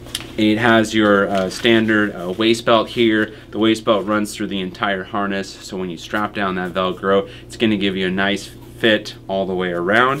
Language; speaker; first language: English; native; English